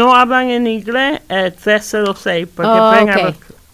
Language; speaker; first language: Spanish; early bilingual, heritage; Spanish